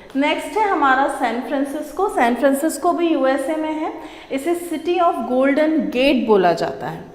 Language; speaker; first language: Hindi; native; Hindi